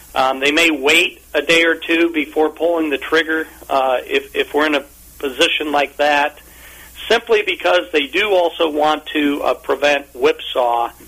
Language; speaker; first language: English; native; English